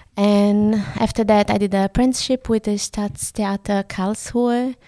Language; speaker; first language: English; non-native, fluent; Portuguese